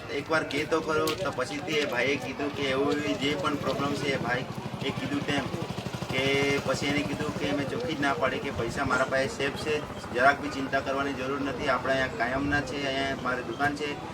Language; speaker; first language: Gujarati; non-native, local second language; Kukna